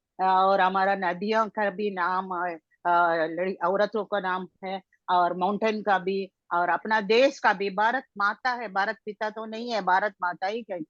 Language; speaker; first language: Hindi; non-native, local second language; Tamil